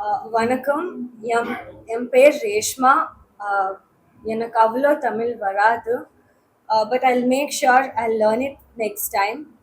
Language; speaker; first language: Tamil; non-native, learner; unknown